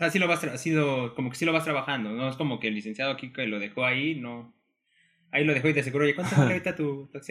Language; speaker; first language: Spanish; native; Spanish